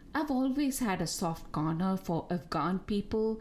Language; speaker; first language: English; non-native, local second language; Tamil